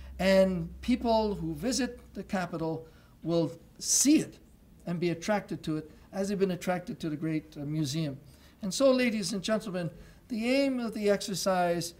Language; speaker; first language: English; non-native, local second language; French